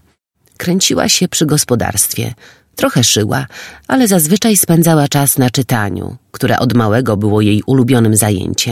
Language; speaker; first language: Polish; native; Polish